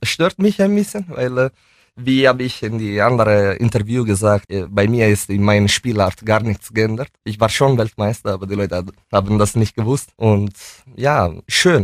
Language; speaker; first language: German; non-native, fluent; Italian